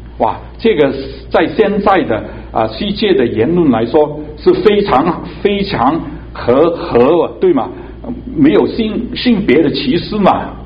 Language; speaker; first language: Chinese; non-native, local second language; Cantonese